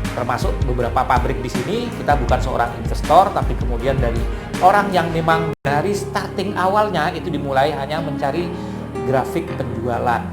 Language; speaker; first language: Indonesian; non-native, local second language; Madurese